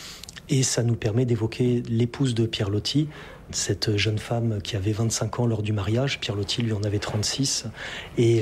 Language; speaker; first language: French; native; French